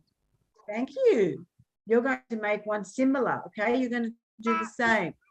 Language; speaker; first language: English; native; English